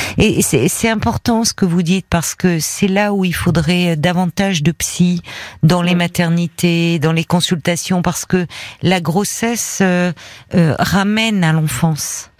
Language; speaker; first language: French; native; French